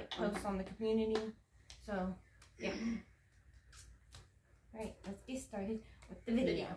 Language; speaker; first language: English; native; English